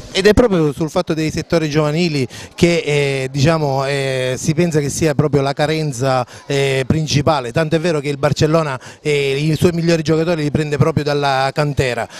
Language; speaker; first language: Italian; native; Italian